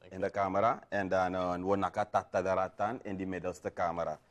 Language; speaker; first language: Dutch; native; Dutch